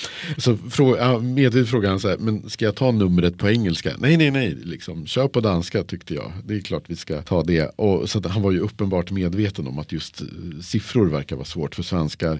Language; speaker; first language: Swedish; native; Swedish